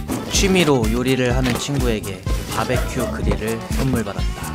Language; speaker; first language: Korean; native; Korean